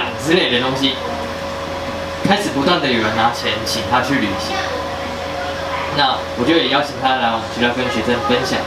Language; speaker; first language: Chinese; native; Chinese